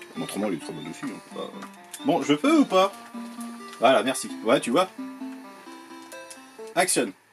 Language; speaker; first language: French; native; French